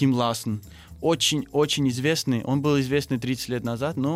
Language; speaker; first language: Russian; early bilingual, heritage; Russian